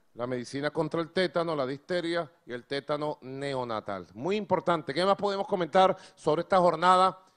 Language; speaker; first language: Spanish; native; Spanish